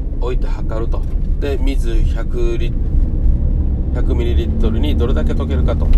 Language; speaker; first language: Japanese; native; Japanese